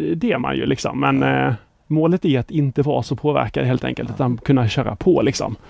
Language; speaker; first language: Swedish; native; Swedish